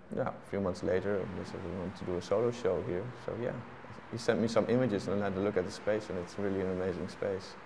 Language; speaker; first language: English; non-native, fluent; Dutch